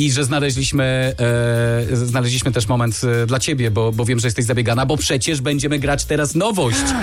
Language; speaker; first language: Polish; native; Polish